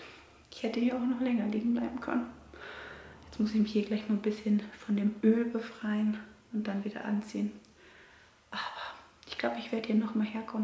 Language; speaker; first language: German; native; German